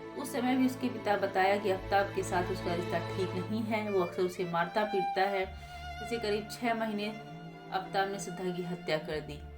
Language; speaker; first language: Hindi; native; Hindi